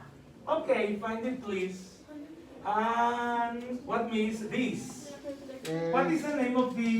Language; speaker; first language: English; non-native, learner; Spanish